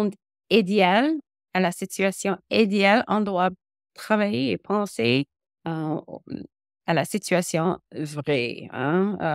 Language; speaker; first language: French; non-native, local second language; English